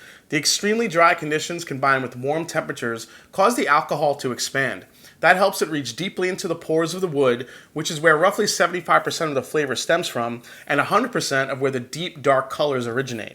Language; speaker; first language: English; native; English